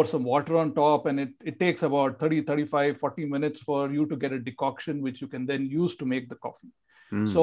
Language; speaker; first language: English; non-native, local second language; Kannada